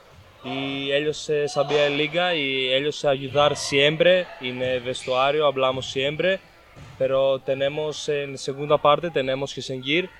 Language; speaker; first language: Spanish; non-native, learner; Greek